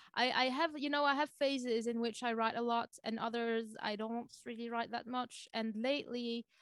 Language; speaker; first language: English; non-native, fluent; French